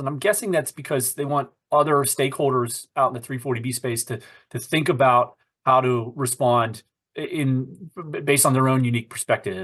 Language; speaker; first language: English; native; English